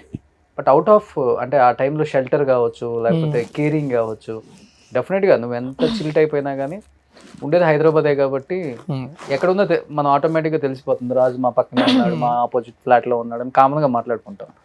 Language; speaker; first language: Telugu; native; Telugu